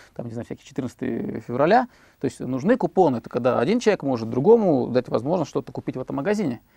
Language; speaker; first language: Russian; native; Russian